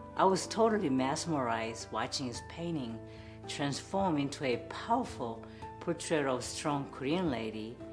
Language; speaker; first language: English; non-native, fluent; Korean